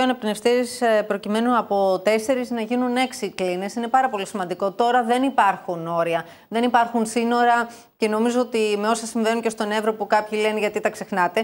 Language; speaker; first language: Greek; native; Greek